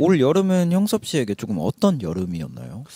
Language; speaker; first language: Korean; native; Korean